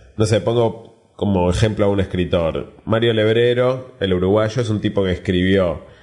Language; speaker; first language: Spanish; native; Spanish